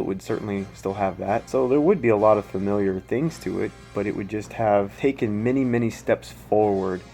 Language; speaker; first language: English; native; English